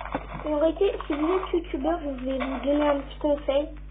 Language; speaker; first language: French; native; French